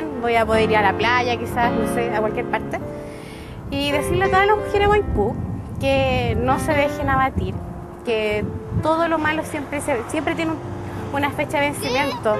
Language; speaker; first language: Spanish; native; Spanish